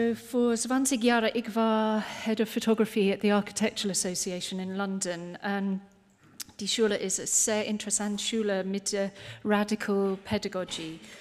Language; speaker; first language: German; non-native, learner; English